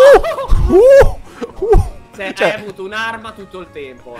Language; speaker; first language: Italian; native; Italian